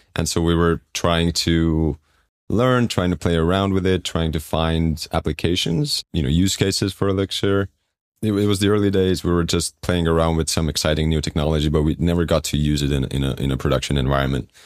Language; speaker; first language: English; non-native, fluent; Estonian